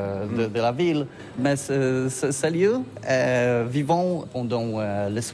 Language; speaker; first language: French; non-native, learner; Polish